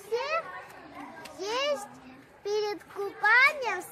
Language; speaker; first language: Russian; non-native, learner; Armenian